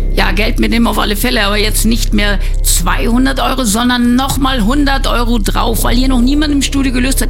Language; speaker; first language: German; native; German